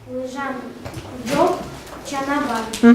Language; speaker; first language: Kyrgyz; non-native, local second language; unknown